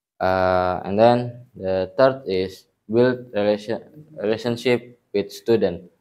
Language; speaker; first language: English; non-native, learner; Indonesian